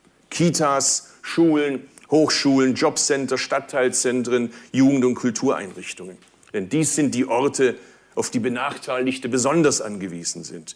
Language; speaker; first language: German; early bilingual, other home language; Turkish